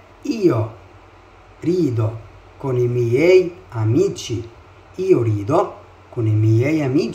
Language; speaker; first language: Italian; non-native, fluent; Arabic